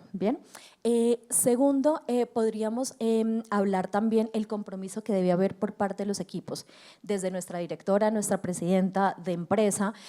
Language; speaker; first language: Spanish; native; Spanish